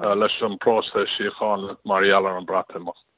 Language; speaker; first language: Irish; non-native, learner; English